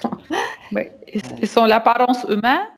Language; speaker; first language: French; non-native, fluent; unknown